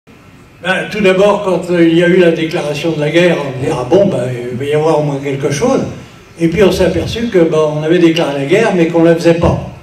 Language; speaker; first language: French; native; French